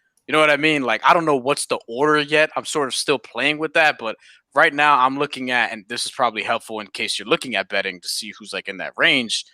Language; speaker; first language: English; native; English